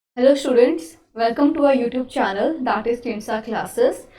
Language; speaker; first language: English; non-native, local second language; Punjabi